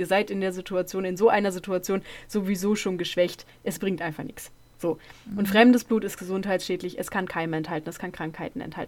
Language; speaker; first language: German; native; German